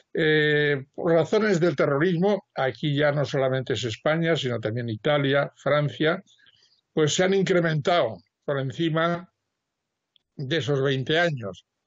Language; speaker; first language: Spanish; native; Spanish